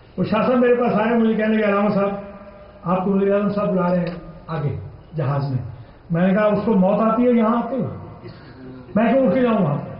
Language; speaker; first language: Urdu; non-native, local second language; Punjabi